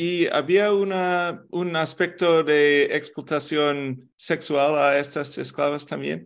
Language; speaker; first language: Spanish; non-native, fluent; English